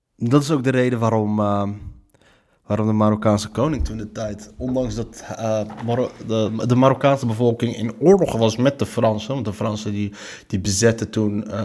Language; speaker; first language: Dutch; early bilingual, other home language; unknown